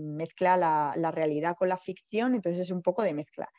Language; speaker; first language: Spanish; native; Spanish